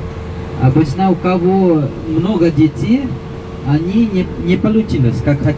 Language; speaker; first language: Russian; non-native, learner; Balinese